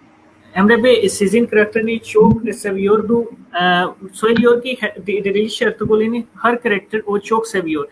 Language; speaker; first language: Turkish; non-native, fluent; Urdu